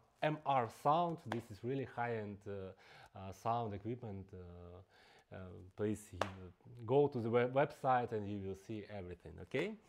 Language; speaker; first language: English; non-native, fluent; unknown